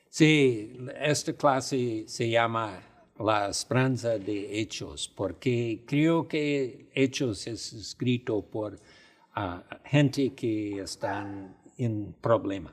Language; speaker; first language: Spanish; non-native, fluent; English